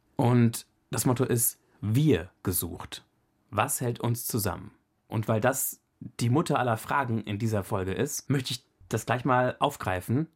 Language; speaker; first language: German; native; German